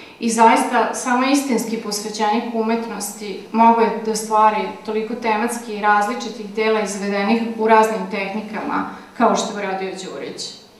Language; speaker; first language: Serbian; native; Serbian